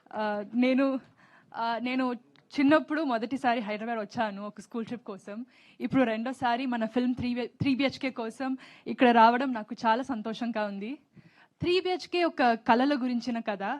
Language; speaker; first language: Telugu; non-native, learner; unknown